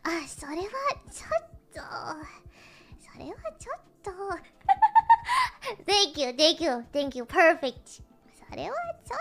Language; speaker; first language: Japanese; non-native, learner; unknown